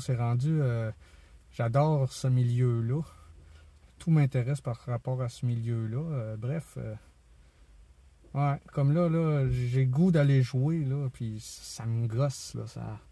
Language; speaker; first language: French; native; French